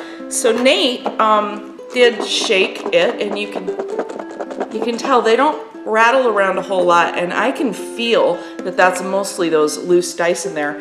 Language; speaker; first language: English; native; English